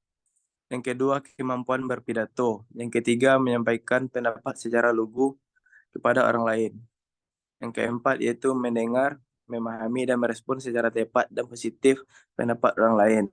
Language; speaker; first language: Indonesian; native; Indonesian